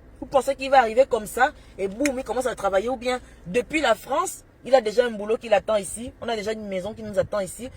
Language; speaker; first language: French; native; French